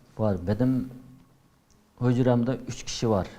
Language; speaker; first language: Turkish; non-native, learner; Uyghur